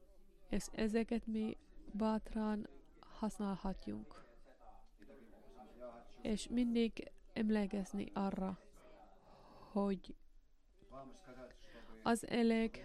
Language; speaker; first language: Hungarian; non-native, learner; Finnish